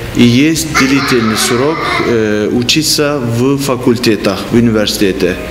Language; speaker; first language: Russian; non-native, fluent; Turkish